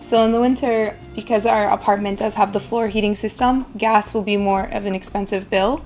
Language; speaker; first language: English; native; English